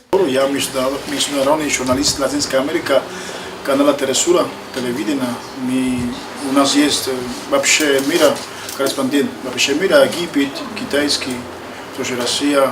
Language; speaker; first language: Russian; non-native, learner; Spanish